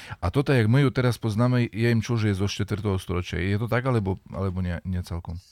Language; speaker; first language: Slovak; native; Slovak